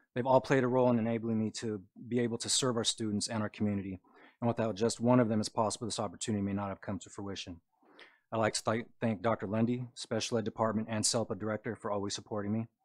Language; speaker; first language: English; native; English